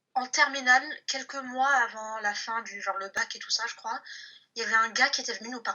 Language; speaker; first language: French; early bilingual, other home language; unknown